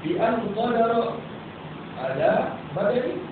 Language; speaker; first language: Arabic; non-native, fluent; Malay